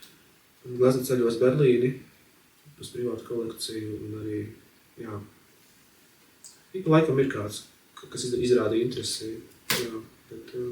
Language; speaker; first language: Latvian; native; Latvian